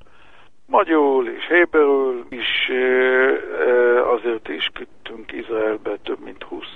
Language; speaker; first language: Hungarian; early bilingual, heritage; Hebrew